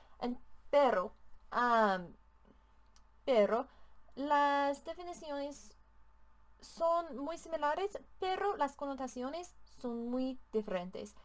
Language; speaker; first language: Spanish; non-native, learner; English